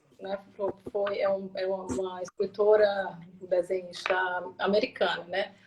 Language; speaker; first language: Portuguese; native; Portuguese